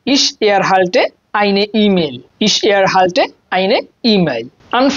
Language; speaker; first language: German; non-native, learner; Bangla